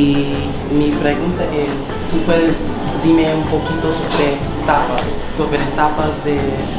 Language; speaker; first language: Spanish; non-native, learner; English